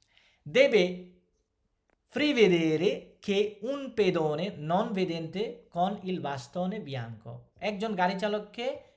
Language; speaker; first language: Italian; non-native, fluent; Bangla